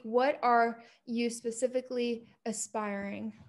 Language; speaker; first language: English; native; English